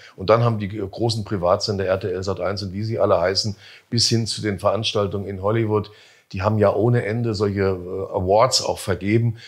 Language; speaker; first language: German; native; German